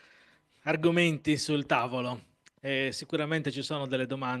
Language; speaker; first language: Italian; native; Italian